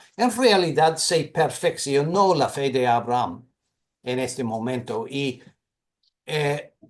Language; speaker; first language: Spanish; non-native, fluent; English